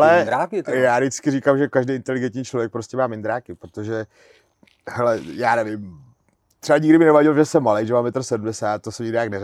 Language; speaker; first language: Czech; native; Czech